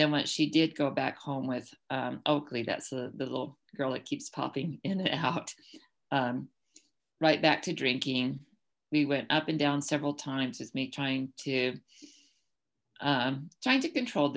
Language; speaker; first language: English; native; English